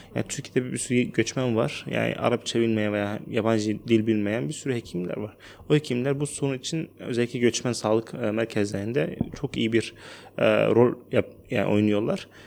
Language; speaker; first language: Turkish; non-native, fluent; Arabic